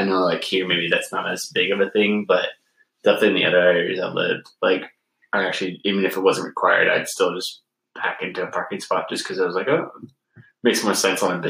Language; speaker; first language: English; native; English